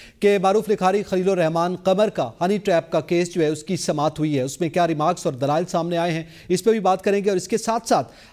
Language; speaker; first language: Urdu; native; Urdu